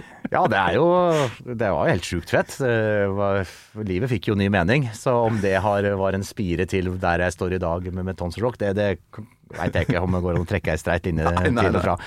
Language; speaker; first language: Norwegian; native; Norwegian